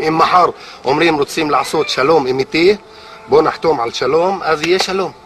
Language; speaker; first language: Hebrew; non-native, local second language; Arabic